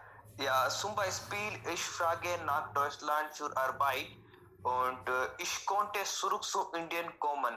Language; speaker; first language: German; non-native, learner; Hindi